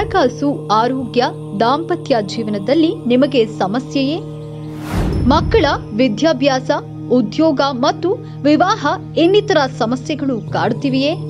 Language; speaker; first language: Kannada; native; Kannada